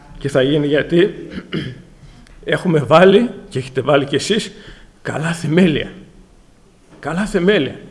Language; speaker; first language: Greek; native; Greek